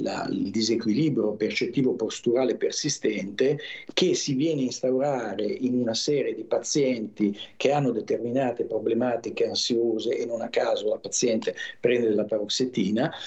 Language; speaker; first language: Italian; native; Italian